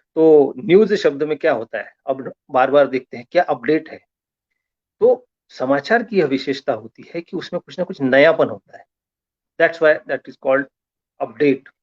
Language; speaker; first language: Hindi; non-native, local second language; Marathi